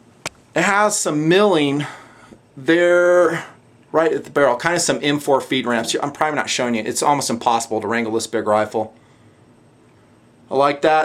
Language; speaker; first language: English; native; English